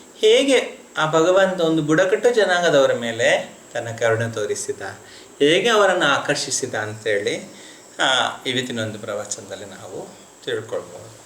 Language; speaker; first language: Kannada; non-native, local second language; Malayalam